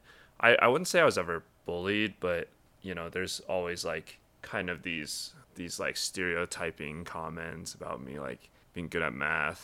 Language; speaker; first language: English; native; English